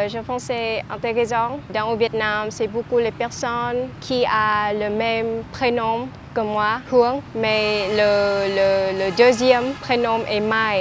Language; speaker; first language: French; non-native, learner; Vietnamese